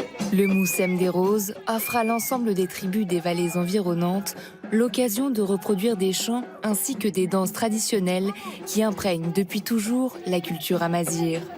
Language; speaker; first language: French; native; French